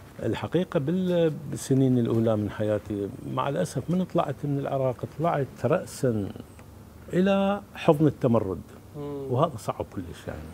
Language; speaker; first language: Arabic; native; Arabic